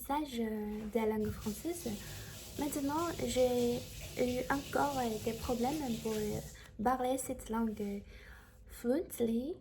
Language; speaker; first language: French; non-native, learner; Chinese